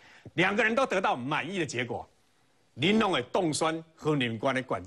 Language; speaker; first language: Chinese; native; Chinese